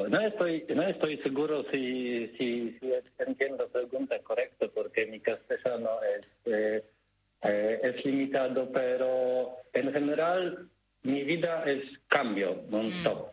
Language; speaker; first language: Spanish; non-native, learner; Polish